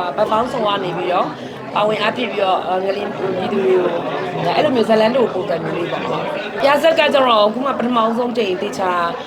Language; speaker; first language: Burmese; non-native, local second language; Mon